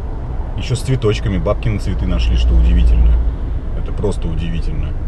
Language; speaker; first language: Russian; native; Russian